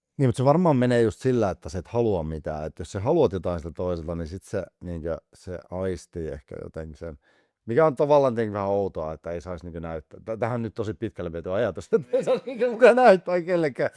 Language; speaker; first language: Finnish; native; Finnish